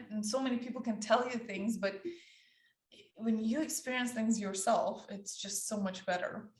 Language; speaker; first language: English; early bilingual, other home language; Persian